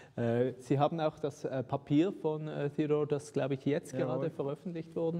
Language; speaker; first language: German; native; German